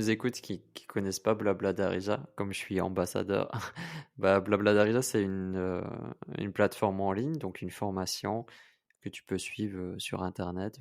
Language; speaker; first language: French; native; French